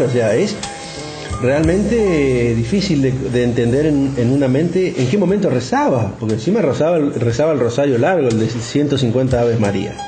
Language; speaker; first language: Spanish; native; Spanish